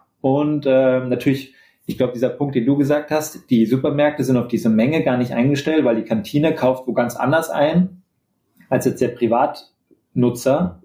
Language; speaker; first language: German; native; German